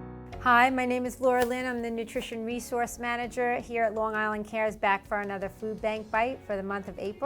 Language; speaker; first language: English; native; English